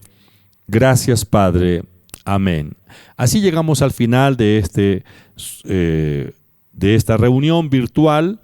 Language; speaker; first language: Spanish; native; Spanish